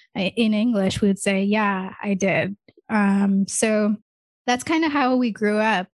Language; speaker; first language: English; native; English